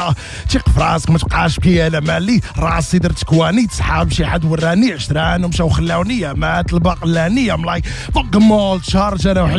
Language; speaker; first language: Arabic; native; Arabic